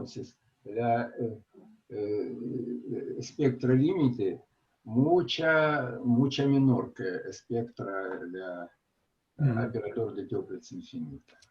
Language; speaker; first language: Spanish; non-native, fluent; Russian